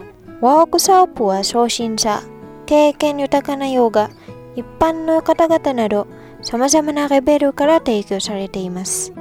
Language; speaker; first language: Japanese; non-native, fluent; Indonesian